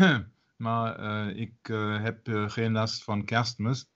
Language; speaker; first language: Dutch; non-native, learner; German